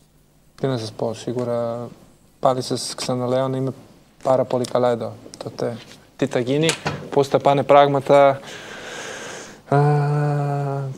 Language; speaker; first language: Greek; non-native, fluent; Serbian